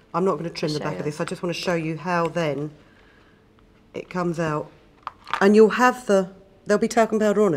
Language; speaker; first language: English; native; English